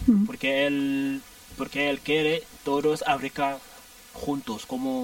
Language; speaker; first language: Spanish; non-native, learner; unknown